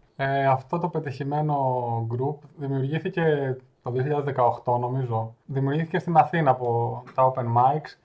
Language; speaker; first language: Greek; native; Greek